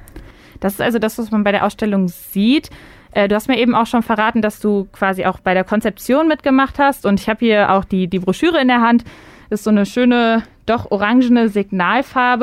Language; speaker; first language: German; native; German